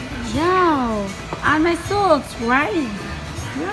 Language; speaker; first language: English; non-native, fluent; Vietnamese